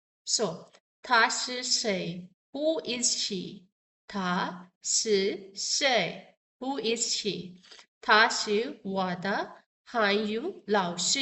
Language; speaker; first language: Chinese; non-native, learner; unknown